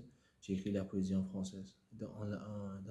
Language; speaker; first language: French; non-native, fluent; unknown